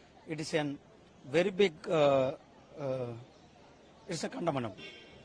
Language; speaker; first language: English; non-native, local second language; Tamil